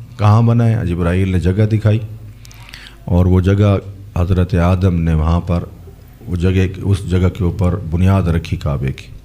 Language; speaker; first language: Urdu; non-native, local second language; Saraiki